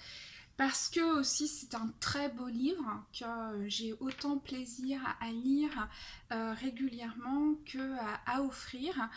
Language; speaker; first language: French; native; French